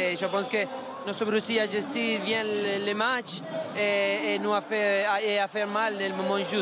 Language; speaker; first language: French; non-native, learner; Spanish